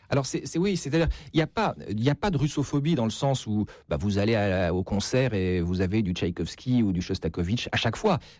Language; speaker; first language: French; native; French